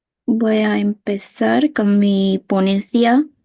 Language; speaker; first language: Spanish; non-native, fluent; Vietnamese